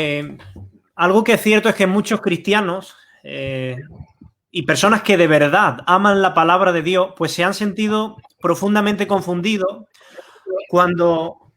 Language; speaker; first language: Spanish; native; Spanish